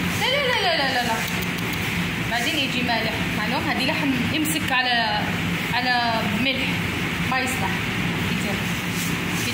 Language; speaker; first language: Arabic; non-native, learner; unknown